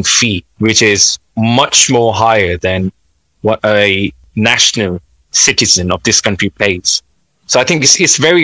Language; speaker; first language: English; non-native, local second language; Urdu